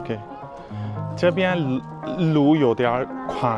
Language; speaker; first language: Chinese; non-native, learner; Urdu